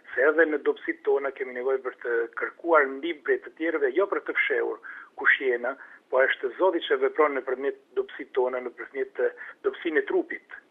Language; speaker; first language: Albanian; non-native, fluent; Italian